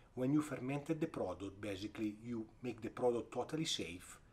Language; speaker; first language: English; non-native, fluent; Italian